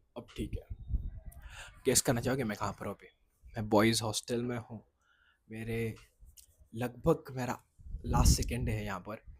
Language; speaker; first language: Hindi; non-native, local second language; Marathi